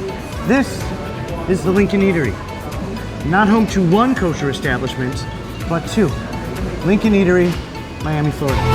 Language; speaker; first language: English; native; English